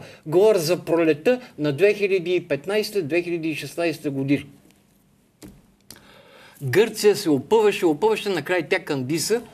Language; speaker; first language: Bulgarian; native; Bulgarian